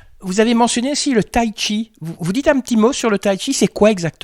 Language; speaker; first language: French; native; French